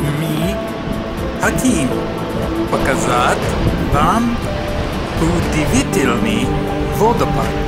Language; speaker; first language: Russian; non-native, learner; English